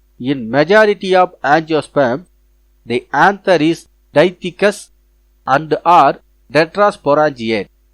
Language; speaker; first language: English; non-native, local second language; Tamil